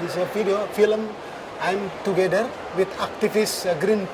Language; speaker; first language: English; non-native, learner; Indonesian